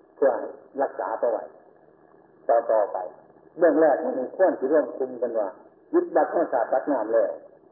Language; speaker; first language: Thai; native; Thai